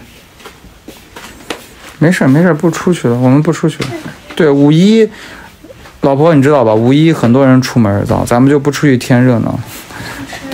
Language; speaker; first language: Chinese; native; Chinese